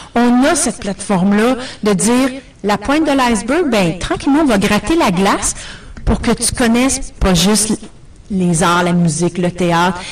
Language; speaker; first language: French; native; French